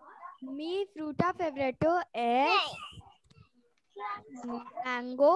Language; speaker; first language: Spanish; non-native, learner; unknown